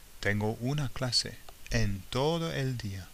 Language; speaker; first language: Spanish; non-native, fluent; English